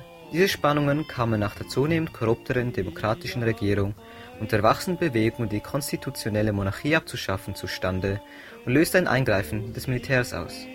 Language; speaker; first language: German; early bilingual, other home language; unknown